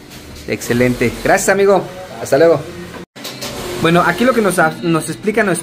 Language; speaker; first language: Spanish; native; Spanish